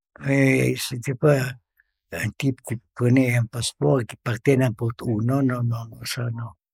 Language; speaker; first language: French; non-native, local second language; Arabic